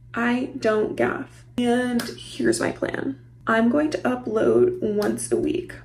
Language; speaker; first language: English; native; English